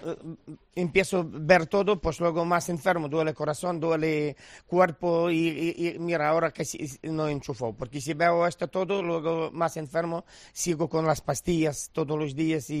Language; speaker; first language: Spanish; non-native, learner; Ukrainian